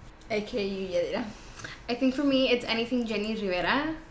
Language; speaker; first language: English; early bilingual, other home language; Spanish